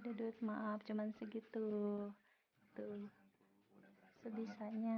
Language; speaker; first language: Indonesian; native; Indonesian